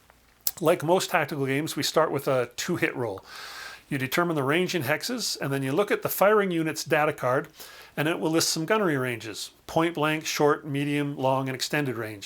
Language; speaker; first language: English; native; English